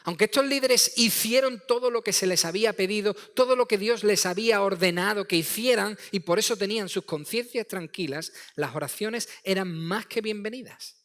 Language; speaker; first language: Spanish; native; Spanish